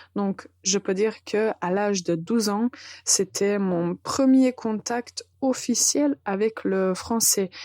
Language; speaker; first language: French; non-native, fluent; Serbian